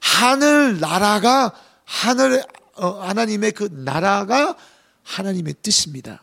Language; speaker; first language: Korean; native; Korean